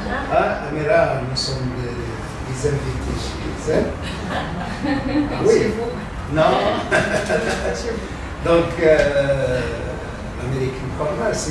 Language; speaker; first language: French; non-native, local second language; Arabic